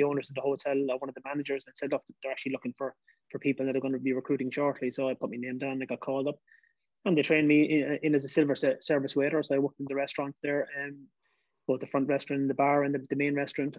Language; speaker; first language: English; native; English